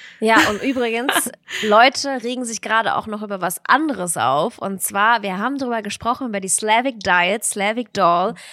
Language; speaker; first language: German; early bilingual, other home language; Russian